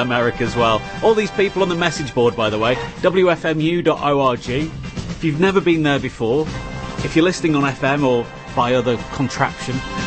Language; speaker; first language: English; native; English